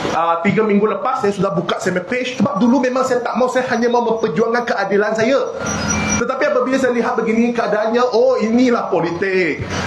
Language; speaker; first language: Malay; non-native, local second language; Chinese